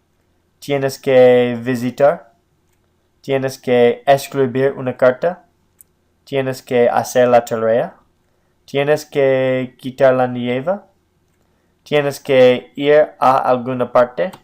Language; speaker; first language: Spanish; non-native, fluent; English